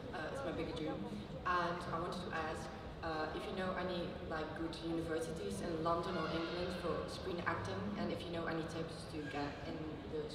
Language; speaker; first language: English; native; English